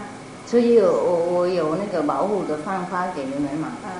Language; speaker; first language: Chinese; non-native, fluent; Vietnamese